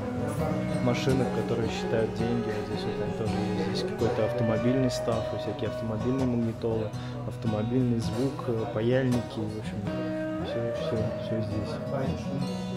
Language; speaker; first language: Russian; native; Russian